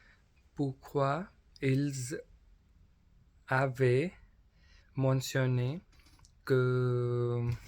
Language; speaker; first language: French; non-native, learner; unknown